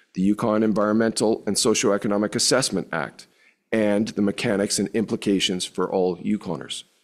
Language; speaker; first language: English; native; English